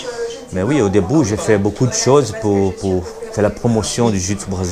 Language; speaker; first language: French; non-native, learner; Portuguese